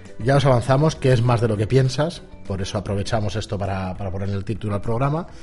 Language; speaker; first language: Spanish; native; Spanish